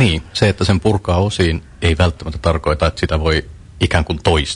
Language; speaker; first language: Finnish; native; Finnish